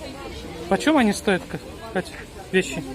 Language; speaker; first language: Russian; non-native, local second language; Kyrgyz